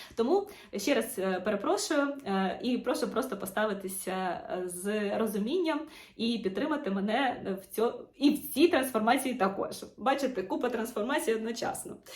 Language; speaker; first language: Ukrainian; non-native, local second language; Russian